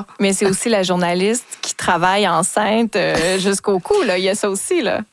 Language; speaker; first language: French; native; French